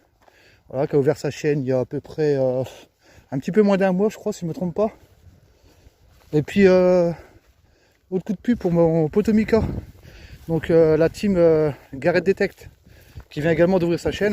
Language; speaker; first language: French; native; French